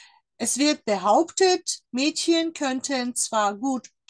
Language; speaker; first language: German; non-native, fluent; Turkish